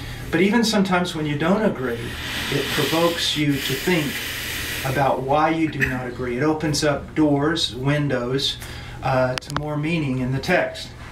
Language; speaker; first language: English; native; English